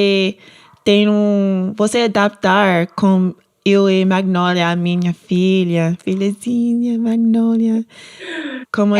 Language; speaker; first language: Portuguese; non-native, learner; English